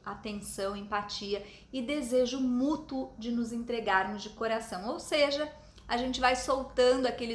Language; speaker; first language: Portuguese; native; Portuguese